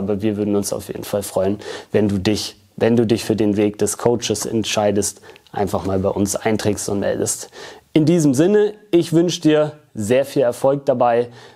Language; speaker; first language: German; native; German